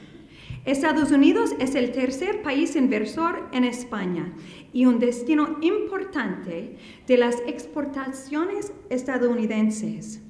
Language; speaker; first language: Spanish; non-native, fluent; English